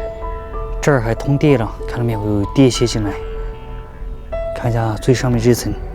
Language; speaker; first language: Chinese; native; Chinese